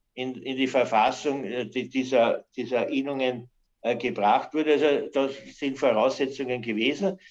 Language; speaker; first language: German; native; German